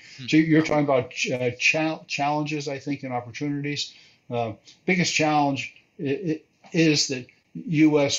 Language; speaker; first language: English; native; English